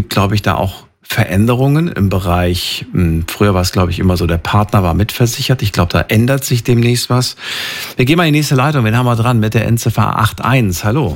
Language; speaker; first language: German; native; German